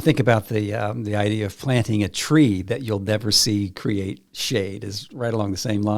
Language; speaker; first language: English; native; English